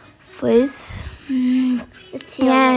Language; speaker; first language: English; non-native, learner; Arabic